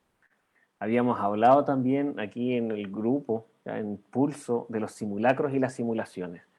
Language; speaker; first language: Spanish; native; Spanish